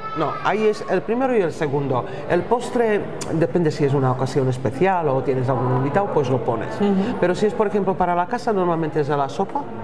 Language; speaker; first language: Spanish; non-native, fluent; Slovak